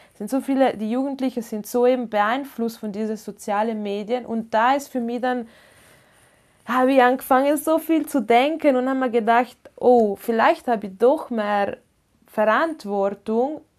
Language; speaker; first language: German; non-native, fluent; Ladin